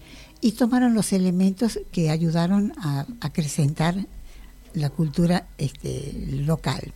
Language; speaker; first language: Spanish; native; Spanish